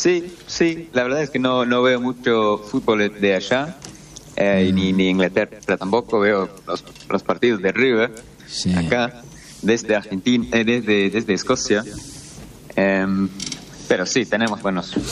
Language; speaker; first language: Spanish; non-native, fluent; English